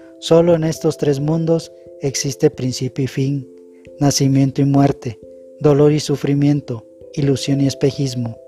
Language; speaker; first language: Spanish; native; Spanish